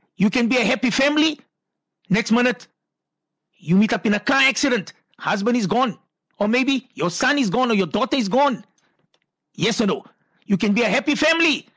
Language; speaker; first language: English; native; English